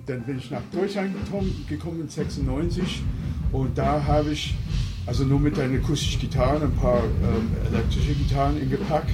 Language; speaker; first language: German; non-native, fluent; English